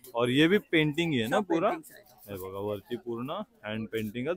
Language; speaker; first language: Hindi; non-native, local second language; Marathi